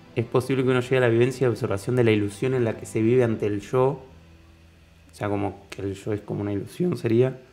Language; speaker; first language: Spanish; native; Spanish